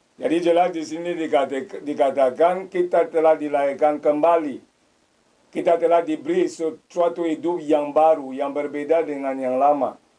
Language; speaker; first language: Indonesian; non-native, fluent; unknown